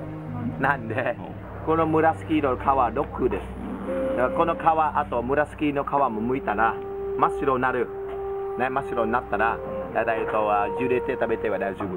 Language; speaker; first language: Japanese; non-native, learner; Vietnamese